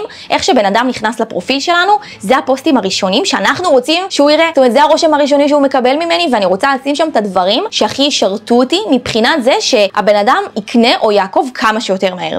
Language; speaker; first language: Hebrew; native; Hebrew